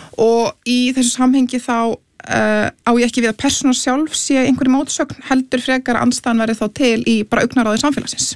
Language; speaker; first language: Icelandic; early bilingual, other home language; Serbian